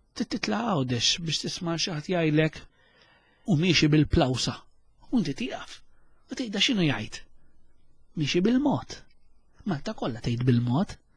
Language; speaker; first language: Maltese; native; Maltese